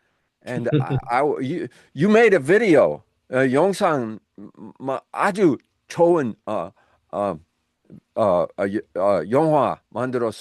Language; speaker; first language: Korean; non-native, learner; English